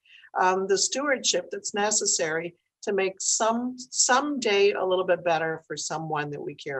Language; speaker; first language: English; native; English